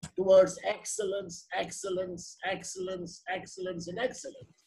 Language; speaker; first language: English; non-native, local second language; Kashmiri